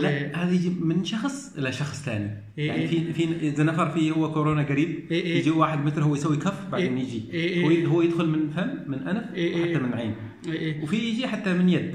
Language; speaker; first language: Arabic; non-native, learner; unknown